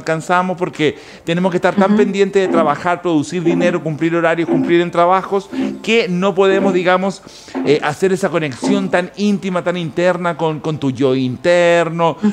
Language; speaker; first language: Spanish; native; Spanish